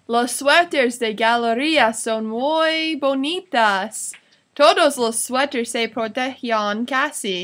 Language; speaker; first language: Spanish; non-native, learner; English